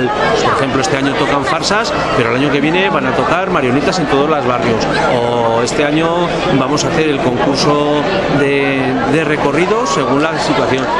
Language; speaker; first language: Spanish; native; Spanish